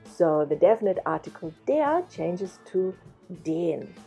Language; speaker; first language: English; native; English